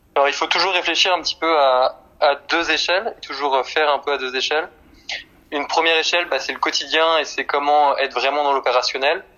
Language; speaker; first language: French; native; French